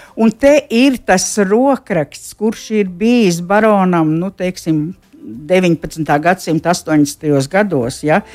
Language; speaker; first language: Latvian; native; Latvian